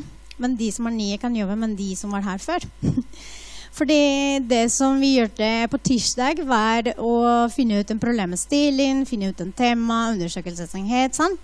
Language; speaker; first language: Norwegian; non-native, fluent; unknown